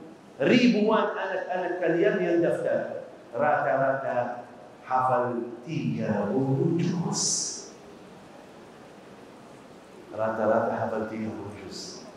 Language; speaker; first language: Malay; non-native, fluent; Arabic